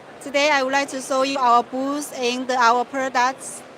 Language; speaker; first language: English; non-native, local second language; Chinese